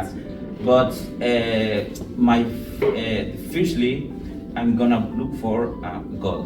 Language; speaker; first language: English; non-native, learner; Spanish